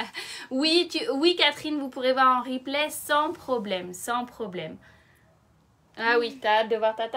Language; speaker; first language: French; native; French